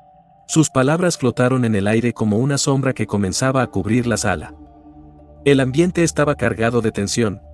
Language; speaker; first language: Spanish; native; Spanish